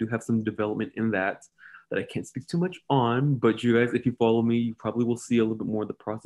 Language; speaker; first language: English; native; English